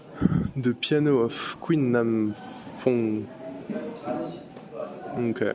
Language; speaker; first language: English; non-native, learner; French